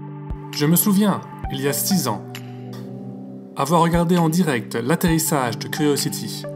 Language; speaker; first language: French; native; French